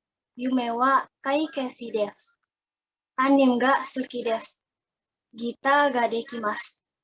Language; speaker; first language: Japanese; non-native, learner; Indonesian